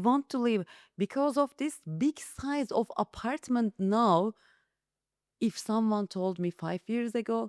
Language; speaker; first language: English; non-native, learner; Turkish